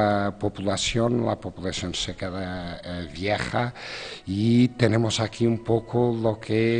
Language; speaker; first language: Spanish; non-native, fluent; Portuguese